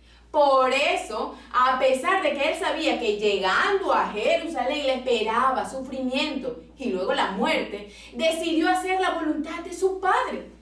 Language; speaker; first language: Spanish; native; Spanish